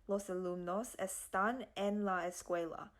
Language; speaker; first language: Spanish; non-native, learner; English